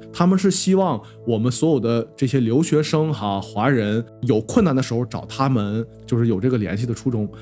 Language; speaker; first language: Chinese; native; Chinese